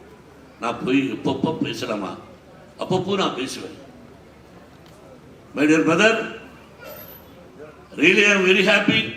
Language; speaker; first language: Tamil; non-native, learner; Telugu